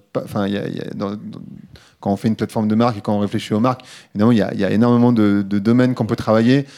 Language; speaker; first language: French; native; French